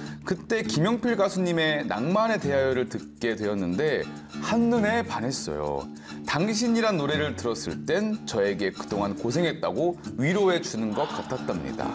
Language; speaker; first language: Korean; native; Korean